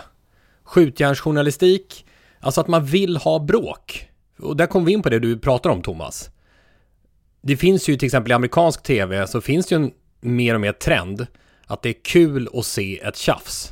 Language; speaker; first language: Swedish; native; Swedish